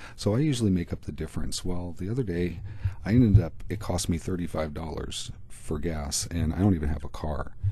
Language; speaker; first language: English; native; English